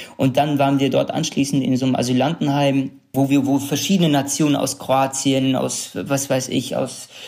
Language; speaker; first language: German; early bilingual, other home language; Kurdish